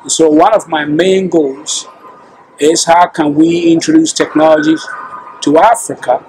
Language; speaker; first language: English; non-native, local second language; Akan